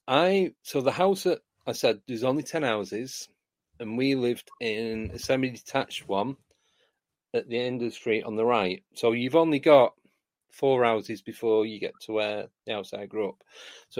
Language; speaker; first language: English; native; English